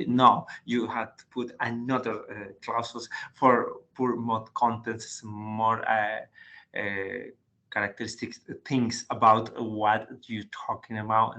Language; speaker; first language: English; non-native, learner; Spanish